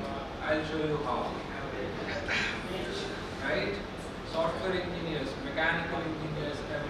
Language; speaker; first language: English; non-native, local second language; Hindi